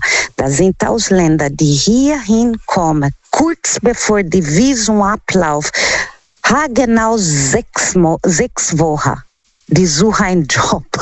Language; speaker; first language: German; non-native, learner; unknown